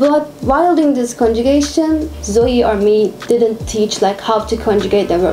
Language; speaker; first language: English; non-native, fluent; Turkish